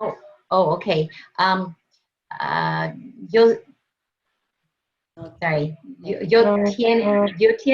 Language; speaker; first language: Spanish; non-native, learner; English